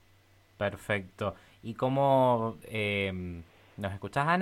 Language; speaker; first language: Spanish; native; Spanish